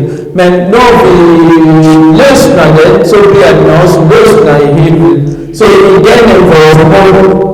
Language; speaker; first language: Danish; early bilingual, other home language; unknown